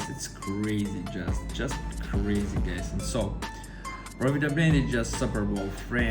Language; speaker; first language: English; non-native, fluent; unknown